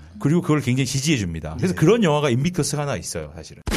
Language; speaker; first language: Korean; native; Korean